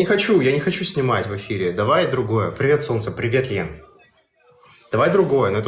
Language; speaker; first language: Russian; native; Russian